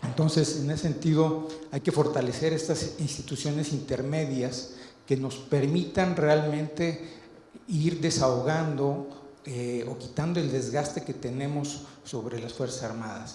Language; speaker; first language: Spanish; native; Spanish